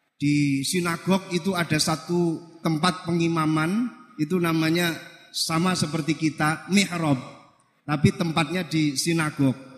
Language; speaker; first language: Indonesian; non-native, local second language; Javanese